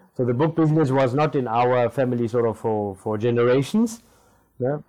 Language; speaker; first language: English; non-native, local second language; German